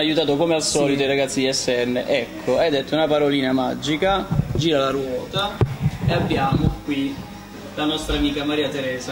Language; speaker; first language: Italian; native; Italian